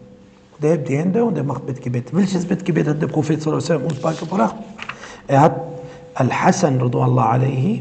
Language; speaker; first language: German; non-native, fluent; Arabic